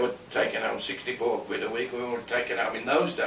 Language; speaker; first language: English; native; English